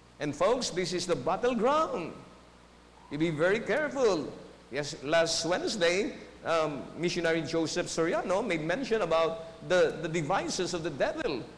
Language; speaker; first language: English; non-native, local second language; Filipino